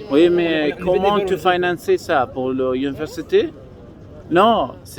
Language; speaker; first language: French; non-native, learner; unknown